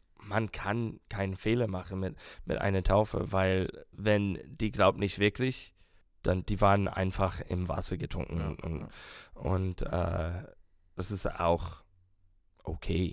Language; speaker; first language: German; non-native, fluent; English